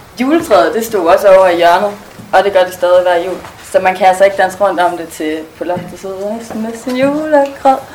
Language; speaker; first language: Danish; non-native, local second language; German